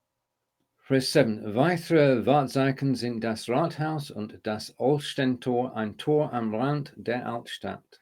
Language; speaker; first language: German; non-native, learner; English